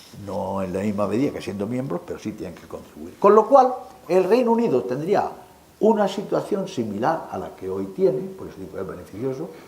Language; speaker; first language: Spanish; native; Spanish